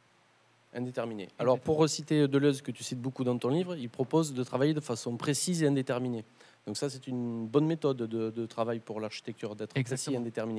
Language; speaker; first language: French; native; French